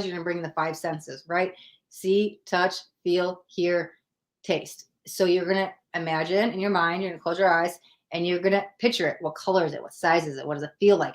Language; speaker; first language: English; native; English